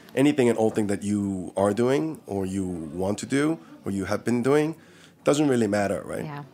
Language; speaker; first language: English; early bilingual, other home language; Korean